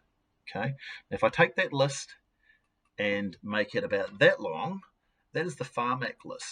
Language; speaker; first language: English; native; English